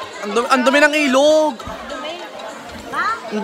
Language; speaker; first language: Filipino; native; Filipino